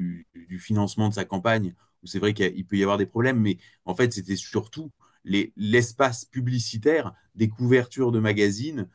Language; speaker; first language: French; native; French